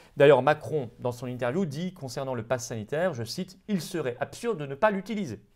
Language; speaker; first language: French; native; French